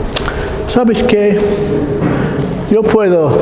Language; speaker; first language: Spanish; non-native, learner; English